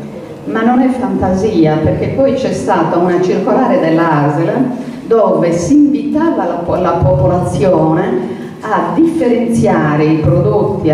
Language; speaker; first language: Italian; native; Italian